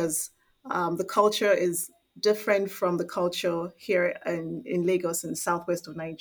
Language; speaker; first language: English; non-native, local second language; Igbo